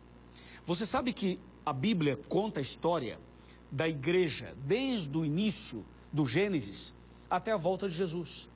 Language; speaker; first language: Portuguese; native; Portuguese